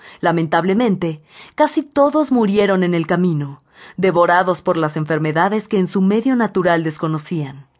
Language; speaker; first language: Spanish; native; Spanish